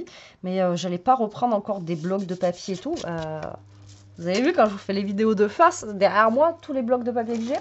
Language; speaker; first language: French; native; French